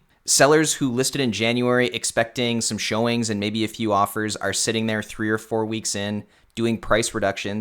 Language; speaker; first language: English; native; English